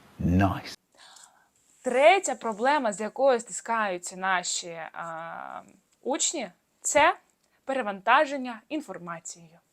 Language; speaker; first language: Ukrainian; non-native, local second language; Russian